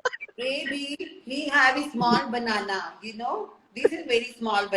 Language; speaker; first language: English; non-native, learner; Hindi